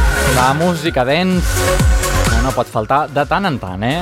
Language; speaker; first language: Catalan; native; Catalan